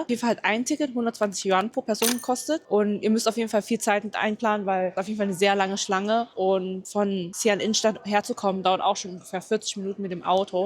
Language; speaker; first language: German; native; German